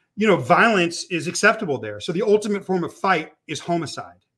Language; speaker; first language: English; native; English